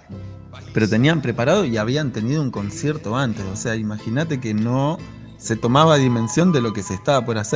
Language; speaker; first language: Spanish; native; Spanish